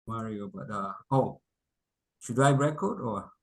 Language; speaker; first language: English; non-native, local second language; Korean